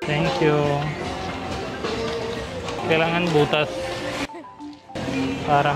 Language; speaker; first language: Filipino; non-native, learner; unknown